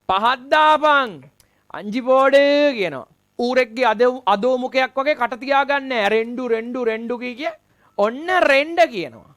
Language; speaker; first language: Sinhala; non-native, local second language; Tamil